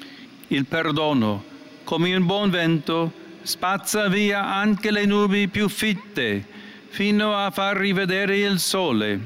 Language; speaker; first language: Italian; non-native, fluent; English